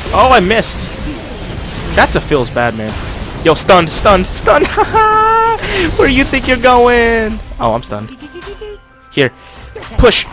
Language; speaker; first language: English; native; English